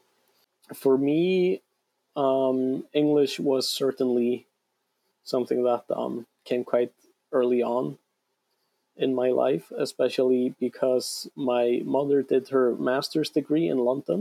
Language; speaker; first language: English; non-native, fluent; Icelandic